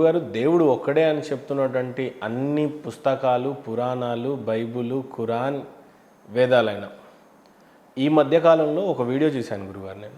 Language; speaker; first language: Telugu; native; Telugu